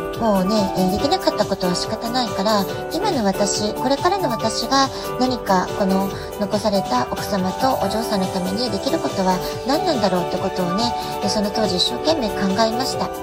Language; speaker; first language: Japanese; native; Japanese